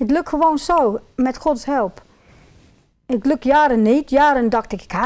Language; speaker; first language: Dutch; non-native, fluent; English